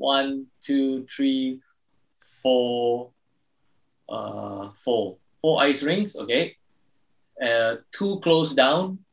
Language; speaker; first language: English; non-native, local second language; Malay